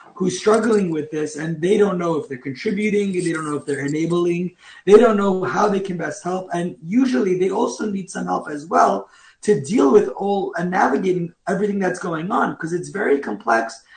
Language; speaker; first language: English; native; English